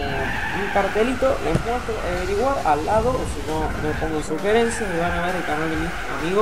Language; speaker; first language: Spanish; native; Spanish